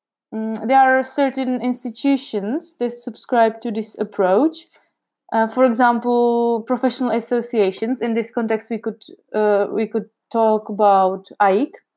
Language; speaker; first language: English; non-native, fluent; Czech